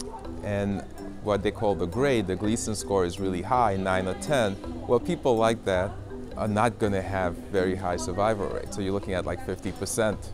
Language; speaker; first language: English; native; English